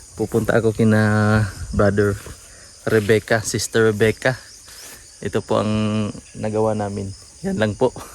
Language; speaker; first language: Filipino; non-native, local second language; Cebuano